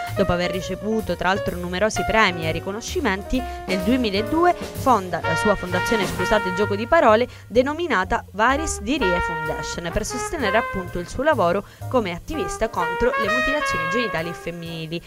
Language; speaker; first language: Italian; native; Italian